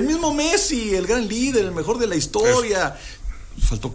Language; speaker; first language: Spanish; native; Spanish